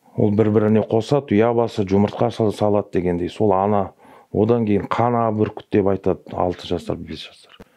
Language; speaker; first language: Kazakh; native; Kazakh